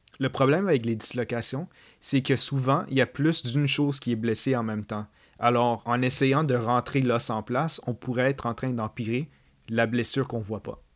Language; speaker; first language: French; native; French